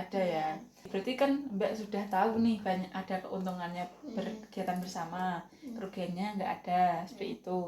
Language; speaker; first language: Indonesian; native; Indonesian